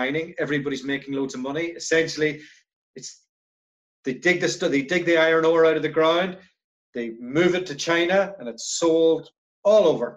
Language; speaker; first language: English; native; English